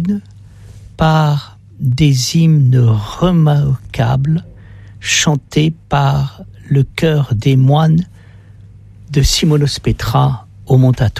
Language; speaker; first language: French; native; French